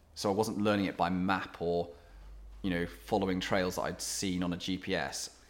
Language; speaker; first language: English; native; English